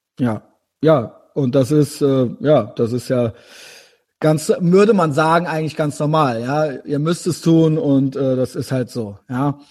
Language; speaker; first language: German; native; German